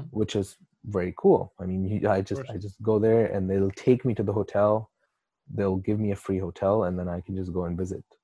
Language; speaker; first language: English; non-native, local second language; Urdu